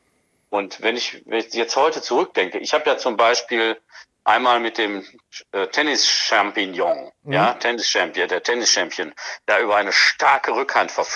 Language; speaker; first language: German; native; German